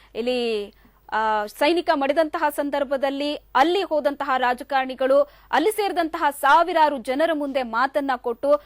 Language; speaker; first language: Kannada; native; Kannada